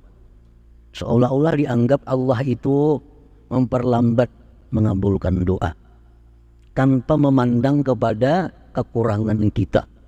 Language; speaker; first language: Indonesian; non-native, local second language; Banjar